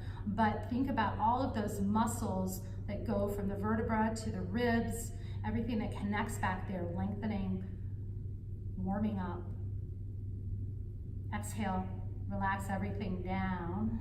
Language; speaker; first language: English; native; English